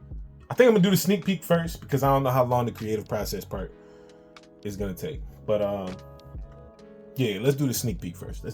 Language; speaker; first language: English; native; English